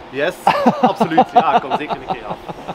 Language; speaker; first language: Dutch; native; Dutch